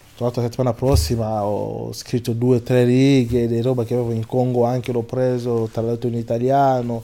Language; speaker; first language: Italian; non-native, fluent; Lingala